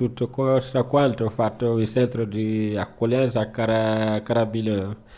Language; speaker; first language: Italian; non-native, learner; Wolof